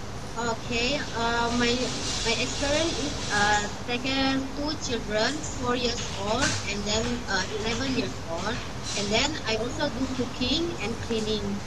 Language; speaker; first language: English; non-native, learner; Indonesian